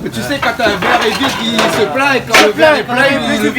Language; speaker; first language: French; native; French